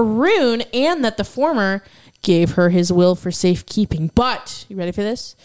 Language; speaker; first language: English; native; English